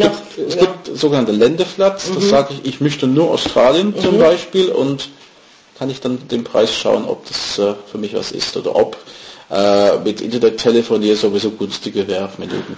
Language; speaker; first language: German; non-native, fluent; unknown